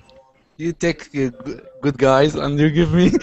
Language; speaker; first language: English; non-native, learner; Arabic